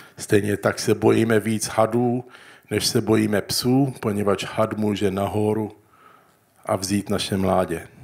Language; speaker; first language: Czech; early bilingual, heritage; Czech